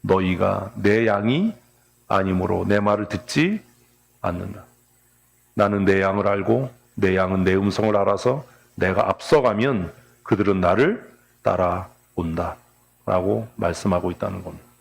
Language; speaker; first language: Korean; native; Korean